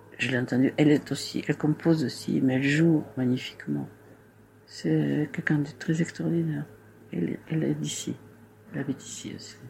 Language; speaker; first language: French; non-native, fluent; Spanish